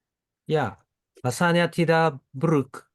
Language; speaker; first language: Indonesian; non-native, learner; Japanese